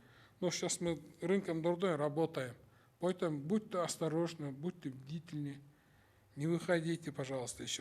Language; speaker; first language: Russian; non-native, local second language; Kyrgyz